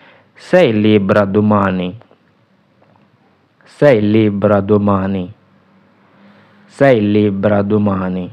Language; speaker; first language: Italian; non-native, fluent; Urdu